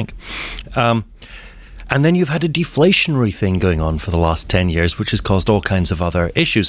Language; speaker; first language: English; native; English